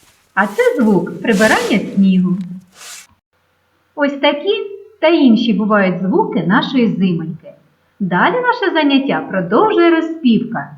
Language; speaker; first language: Ukrainian; native; Ukrainian